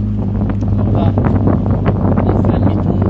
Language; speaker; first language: French; native; French